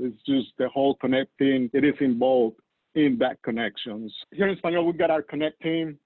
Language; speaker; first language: English; non-native, fluent; Spanish